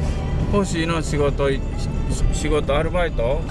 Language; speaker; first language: Japanese; native; Japanese